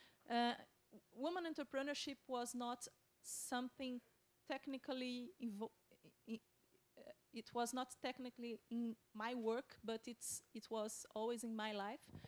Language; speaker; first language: English; non-native, fluent; Portuguese